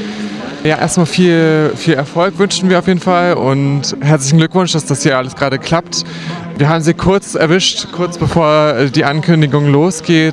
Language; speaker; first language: German; native; German